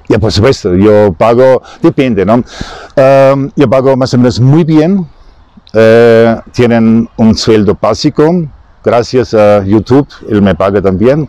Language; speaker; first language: Spanish; non-native, learner; German